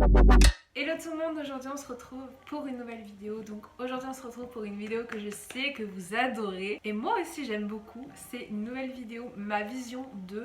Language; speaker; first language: French; native; French